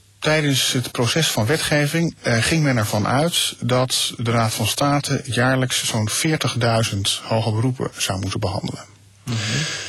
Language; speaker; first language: Dutch; native; Dutch